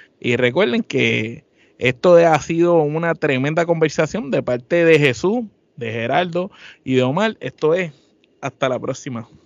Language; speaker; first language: Spanish; native; Spanish